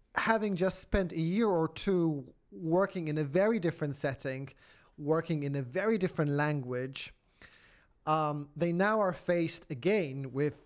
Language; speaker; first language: English; non-native, fluent; Polish